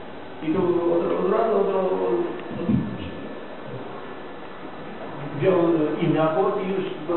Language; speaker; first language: Polish; non-native, learner; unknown